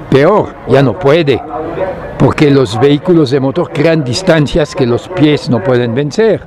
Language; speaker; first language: Spanish; non-native, fluent; French